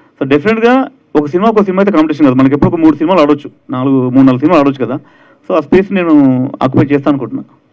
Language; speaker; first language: Telugu; native; Telugu